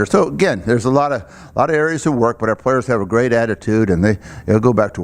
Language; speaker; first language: English; native; English